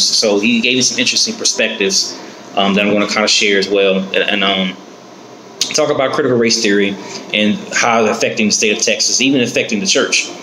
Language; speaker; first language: English; native; English